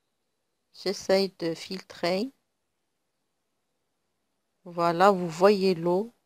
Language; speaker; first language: French; non-native, local second language; Arabic